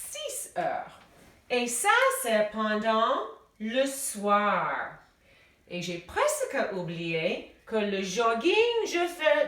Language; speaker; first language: French; non-native, fluent; English